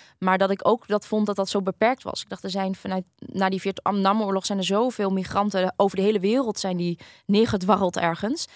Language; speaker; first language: Dutch; early bilingual, other home language; Vietnamese